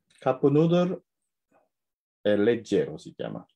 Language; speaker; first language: Italian; non-native, fluent; Japanese